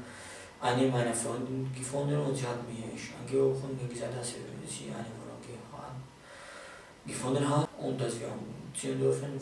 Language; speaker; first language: German; non-native, fluent; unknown